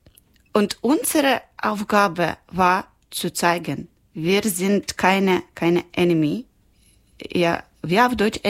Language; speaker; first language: German; non-native, learner; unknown